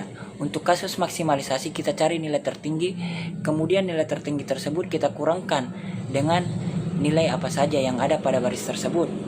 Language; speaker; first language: Indonesian; native; Indonesian